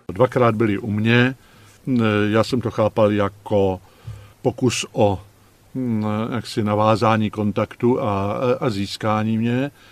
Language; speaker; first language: Czech; native; Czech